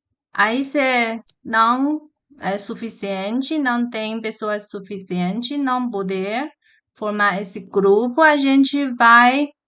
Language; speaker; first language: Portuguese; non-native, learner; Chinese